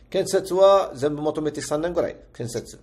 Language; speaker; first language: Japanese; non-native, fluent; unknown